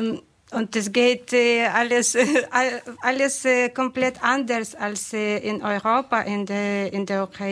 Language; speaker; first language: German; non-native, fluent; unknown